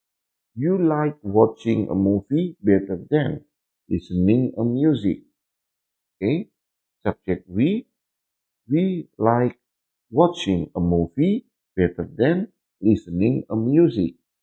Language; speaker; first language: English; non-native, learner; Indonesian